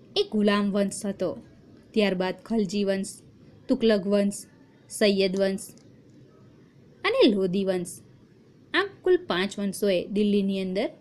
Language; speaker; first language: Gujarati; native; Gujarati